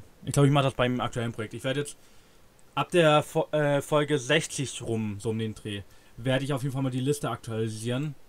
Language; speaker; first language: German; native; German